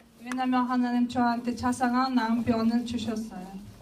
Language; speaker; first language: Korean; non-native, learner; Russian